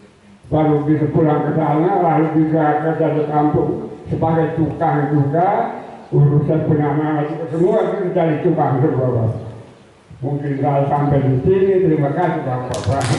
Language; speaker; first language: Indonesian; non-native, local second language; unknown